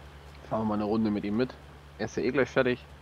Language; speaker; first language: German; native; German